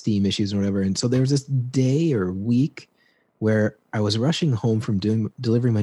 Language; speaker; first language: English; native; English